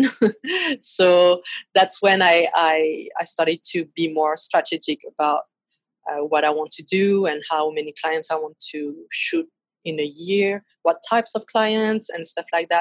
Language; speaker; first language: English; non-native, fluent; French